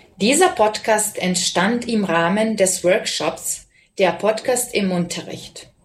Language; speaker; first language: German; non-native, fluent; Serbian